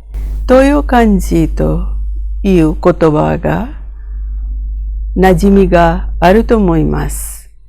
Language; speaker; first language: Japanese; non-native, fluent; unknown